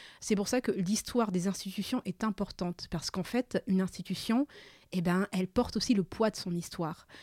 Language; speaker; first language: French; early bilingual, other home language; Malagasy